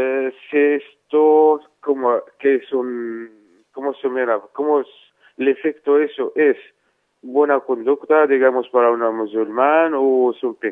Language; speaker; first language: Spanish; non-native, fluent; Arabic